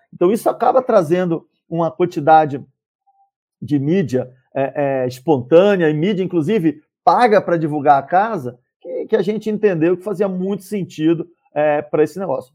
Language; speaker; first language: Portuguese; native; Portuguese